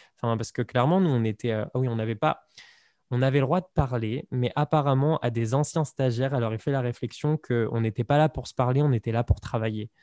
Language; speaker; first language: French; native; French